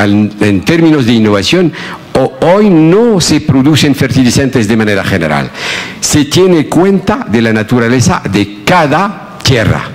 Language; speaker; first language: Spanish; non-native, fluent; Arabic